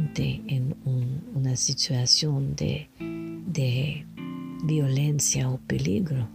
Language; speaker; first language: Spanish; non-native, learner; French